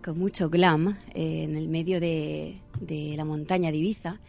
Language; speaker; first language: Spanish; native; Spanish